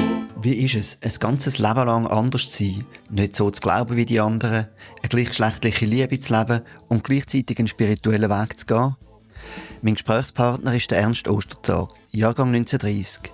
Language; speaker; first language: German; native; German